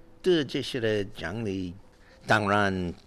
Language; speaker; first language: Chinese; non-native, learner; English